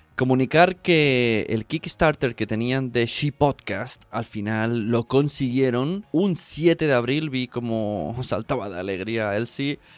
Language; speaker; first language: Spanish; native; Spanish